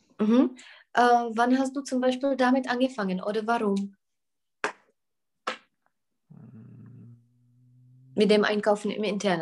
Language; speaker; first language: German; non-native, fluent; Czech